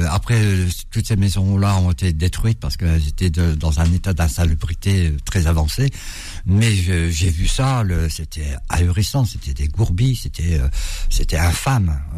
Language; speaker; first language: French; early bilingual, other home language; Arabic